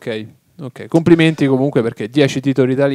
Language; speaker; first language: Italian; native; Italian